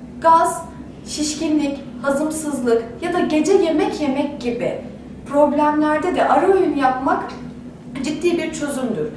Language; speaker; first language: Turkish; native; Turkish